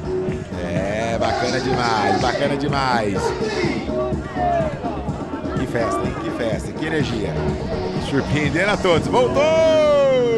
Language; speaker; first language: Portuguese; native; Portuguese